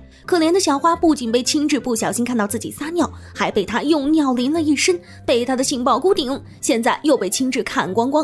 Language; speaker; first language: Chinese; native; Chinese